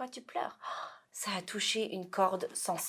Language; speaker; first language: French; native; French